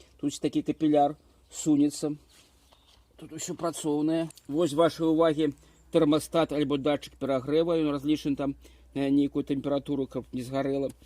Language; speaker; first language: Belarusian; native; Belarusian